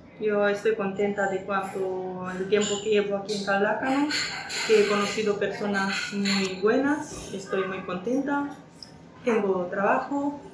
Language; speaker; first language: Spanish; non-native, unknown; Romanian